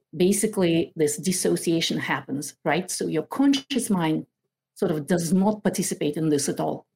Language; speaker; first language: English; non-native, fluent; Kazakh